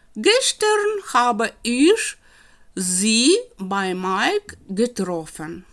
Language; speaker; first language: German; non-native, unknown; Ukrainian